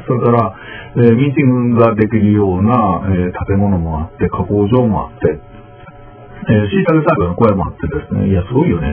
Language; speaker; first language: Japanese; native; Japanese